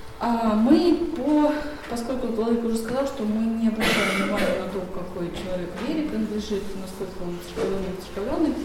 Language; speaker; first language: Russian; native; Russian